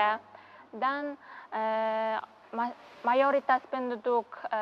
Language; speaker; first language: Indonesian; non-native, learner; Uzbek